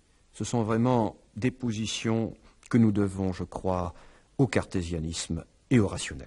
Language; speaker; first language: French; native; French